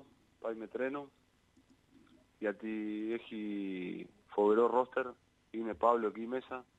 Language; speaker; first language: Greek; non-native, learner; Spanish